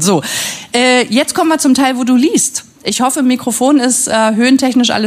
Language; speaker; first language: German; native; German